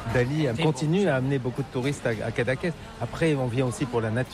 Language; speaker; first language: French; native; French